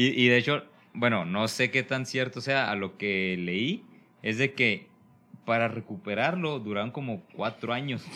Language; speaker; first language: Spanish; native; Spanish